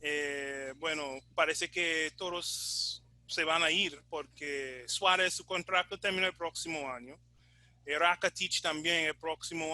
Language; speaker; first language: Spanish; non-native, fluent; English